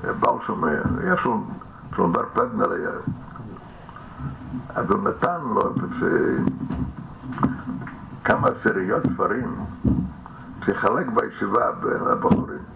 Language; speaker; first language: Hebrew; non-native, fluent; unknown